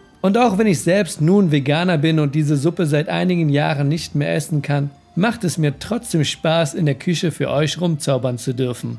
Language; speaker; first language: German; native; German